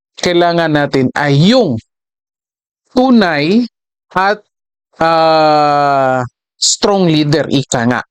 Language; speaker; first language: Filipino; native; Filipino